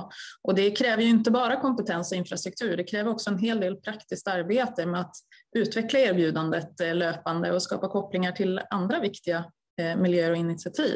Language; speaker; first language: Swedish; native; Swedish